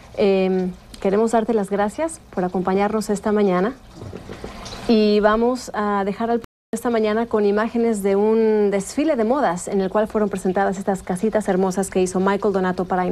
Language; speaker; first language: Spanish; native; Spanish